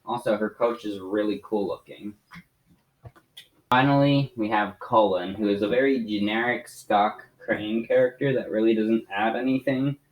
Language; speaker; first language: English; native; English